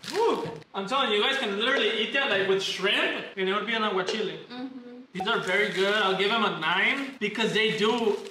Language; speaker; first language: English; non-native, fluent; Spanish